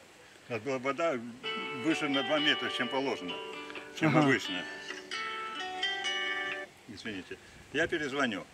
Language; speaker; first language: Russian; native; Russian